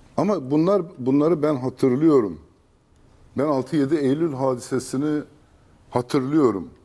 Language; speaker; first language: Turkish; non-native, local second language; Kurdish